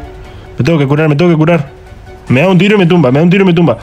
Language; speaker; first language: Spanish; native; Spanish